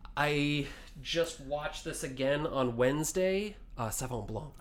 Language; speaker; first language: English; native; English